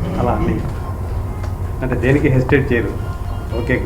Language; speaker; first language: Telugu; native; Telugu